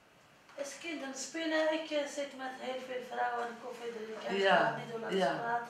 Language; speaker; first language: Dutch; non-native, learner; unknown